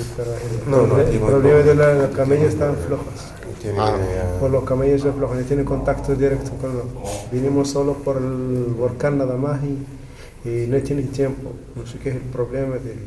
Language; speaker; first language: Spanish; non-native, learner; Arabic